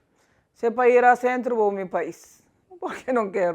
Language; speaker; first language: Portuguese; non-native, learner; Kabuverdianu